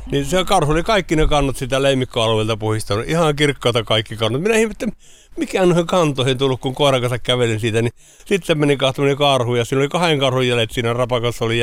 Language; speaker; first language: Finnish; native; Finnish